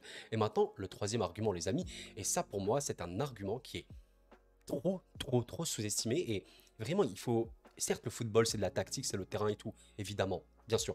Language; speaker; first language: French; native; French